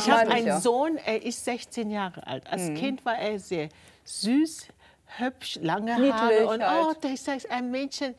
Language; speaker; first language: German; non-native, fluent; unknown